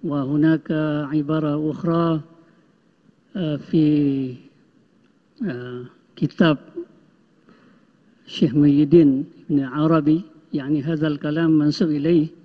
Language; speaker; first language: Arabic; non-native, fluent; Malay